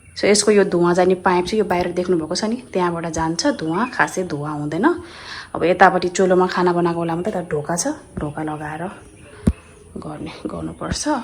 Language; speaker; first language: Nepali; native; Nepali